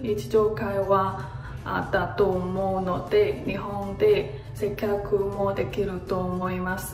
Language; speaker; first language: Japanese; non-native, learner; Chinese